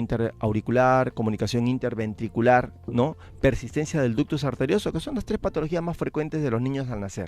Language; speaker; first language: Spanish; native; Spanish